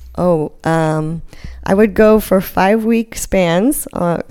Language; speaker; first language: English; native; English